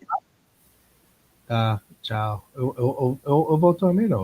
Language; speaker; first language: Portuguese; non-native, learner; English